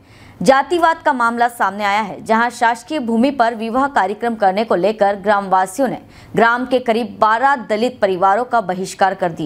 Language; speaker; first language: Hindi; native; Hindi